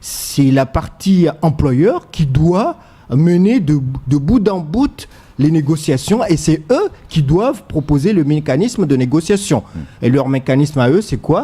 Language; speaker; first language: French; non-native, local second language; Comorian